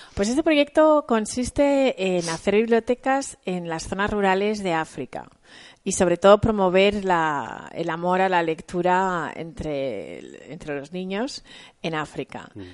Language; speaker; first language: Spanish; native; Spanish